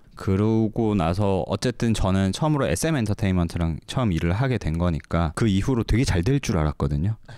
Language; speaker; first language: Korean; native; Korean